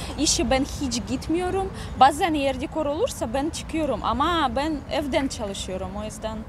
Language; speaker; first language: Turkish; non-native, learner; Russian